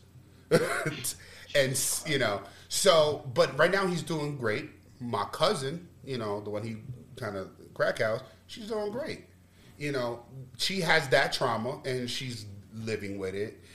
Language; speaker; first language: English; native; English